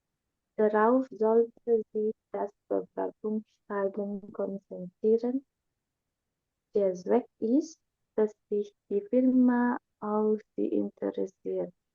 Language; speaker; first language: German; non-native, learner; Indonesian